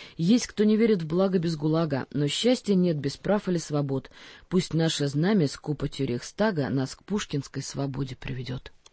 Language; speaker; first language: Russian; native; Russian